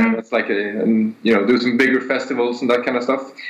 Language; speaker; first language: English; non-native, fluent; Swedish